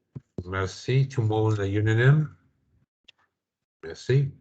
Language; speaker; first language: French; non-native, learner; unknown